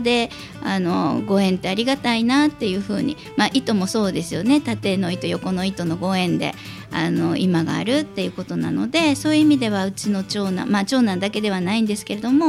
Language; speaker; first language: Japanese; native; Japanese